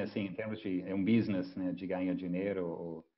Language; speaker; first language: Portuguese; non-native, fluent; English